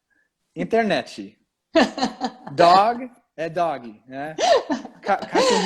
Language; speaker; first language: Portuguese; non-native, fluent; English